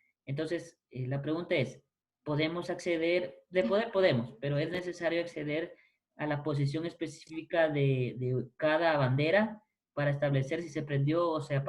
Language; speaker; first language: Spanish; native; Spanish